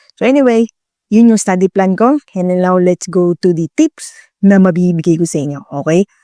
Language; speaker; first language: Filipino; native; Filipino